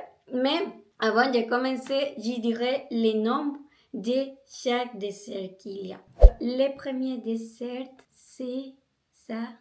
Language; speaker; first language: French; non-native, learner; Spanish